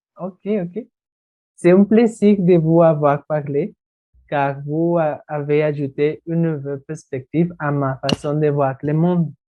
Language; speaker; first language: French; non-native, learner; Spanish